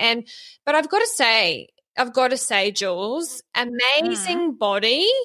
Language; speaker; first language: English; native; English